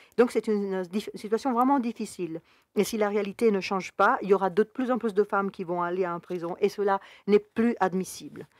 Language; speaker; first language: French; non-native, fluent; Spanish